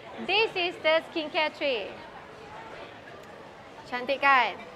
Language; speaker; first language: English; non-native, local second language; Malay